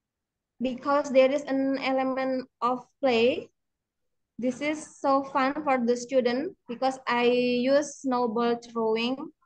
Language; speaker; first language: English; non-native, learner; Indonesian